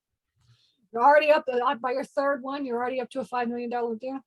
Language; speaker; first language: English; native; English